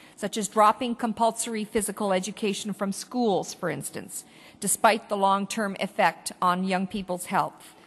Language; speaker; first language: English; native; English